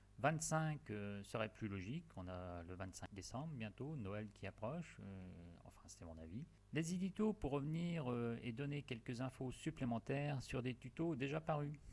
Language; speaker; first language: French; native; French